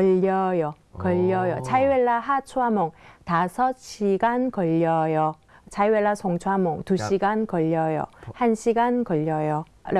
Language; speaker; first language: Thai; non-native, fluent; Korean